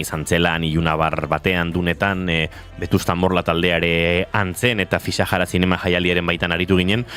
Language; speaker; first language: Basque; native; Basque